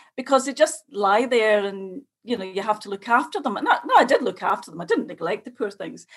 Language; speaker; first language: English; native; English